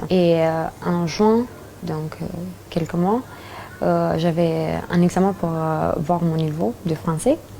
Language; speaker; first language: French; early bilingual, other home language; Romanian